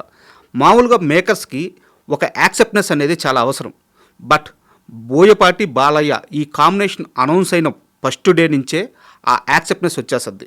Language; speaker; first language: Telugu; native; Telugu